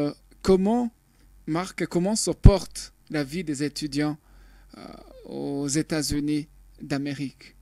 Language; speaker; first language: French; non-native, local second language; Rundi